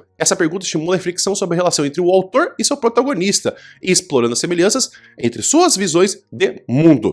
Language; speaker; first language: Portuguese; native; Portuguese